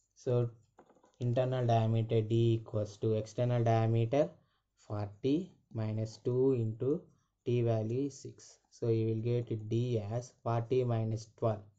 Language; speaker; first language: English; non-native, local second language; Telugu